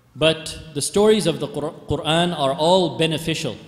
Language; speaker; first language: English; native; English